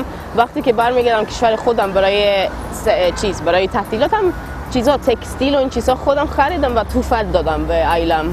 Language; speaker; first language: Persian; non-native, learner; Swedish